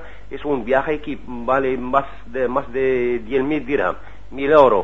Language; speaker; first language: Spanish; non-native, learner; Arabic